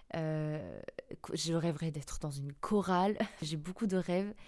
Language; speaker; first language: French; native; French